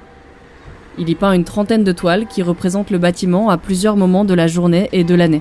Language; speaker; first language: French; native; French